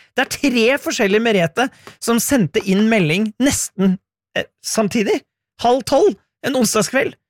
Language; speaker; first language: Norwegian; native; Norwegian